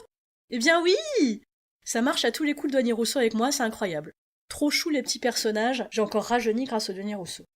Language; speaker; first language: French; native; French